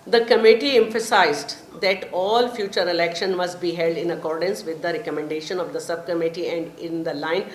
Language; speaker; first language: English; non-native, local second language; Urdu